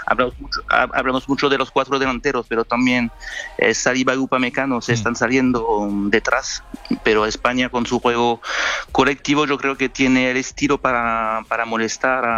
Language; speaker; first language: Spanish; non-native, fluent; French